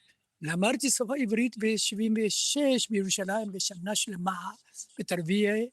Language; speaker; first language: Hebrew; non-native, learner; Japanese